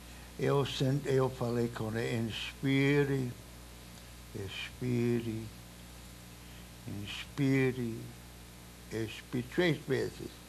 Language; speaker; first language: Portuguese; non-native, fluent; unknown